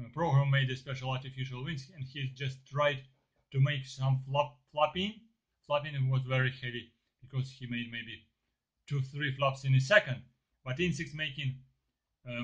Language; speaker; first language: English; non-native, learner; Ukrainian